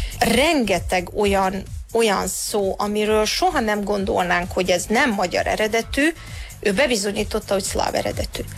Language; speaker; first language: Hungarian; native; Hungarian